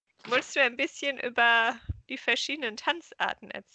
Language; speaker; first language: German; native; German